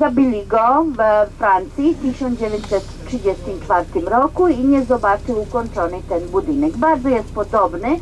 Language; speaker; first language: Polish; non-native, learner; Serbian